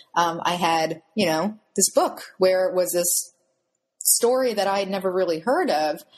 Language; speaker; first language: English; native; English